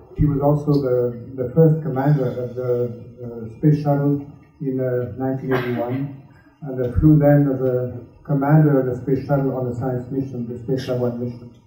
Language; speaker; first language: English; non-native, fluent; French